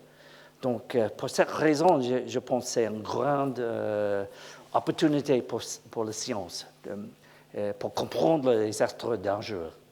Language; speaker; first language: French; non-native, learner; English